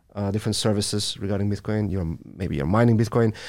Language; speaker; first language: English; non-native, fluent; Hungarian